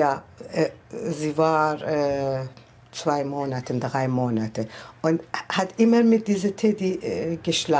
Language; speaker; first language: German; non-native, learner; Persian